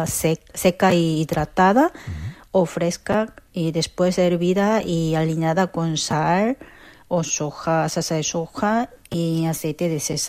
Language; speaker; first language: Spanish; non-native, fluent; Korean